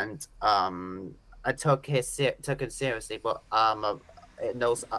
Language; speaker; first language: English; native; English